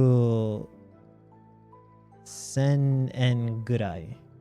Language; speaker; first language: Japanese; non-native, learner; English